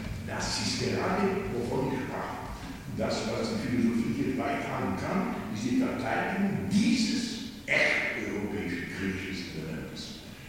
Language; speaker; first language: German; non-native, fluent; Polish